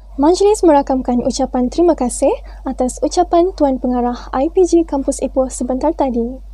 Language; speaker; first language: Malay; native; Malay